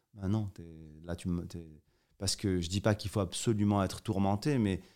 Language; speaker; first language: French; native; French